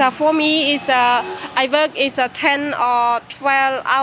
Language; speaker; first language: English; non-native, learner; Khmer